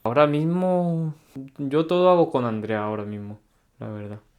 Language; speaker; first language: Spanish; early bilingual, other home language; Korean